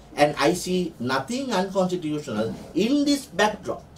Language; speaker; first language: English; non-native, local second language; Sinhala